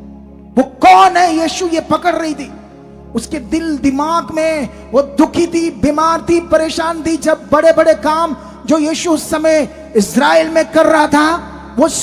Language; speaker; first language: Hindi; native; Hindi